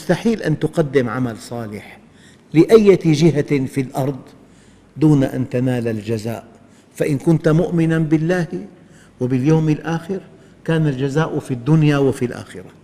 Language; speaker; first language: Arabic; native; Arabic